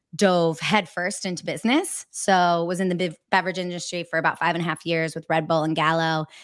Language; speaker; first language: English; native; English